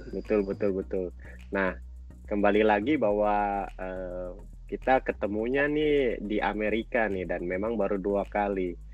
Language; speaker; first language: Indonesian; native; Indonesian